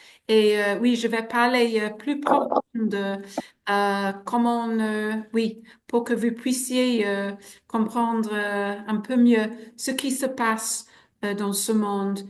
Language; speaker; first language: French; non-native, fluent; English